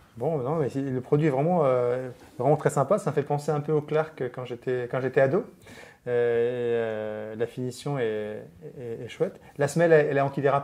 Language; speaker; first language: French; native; French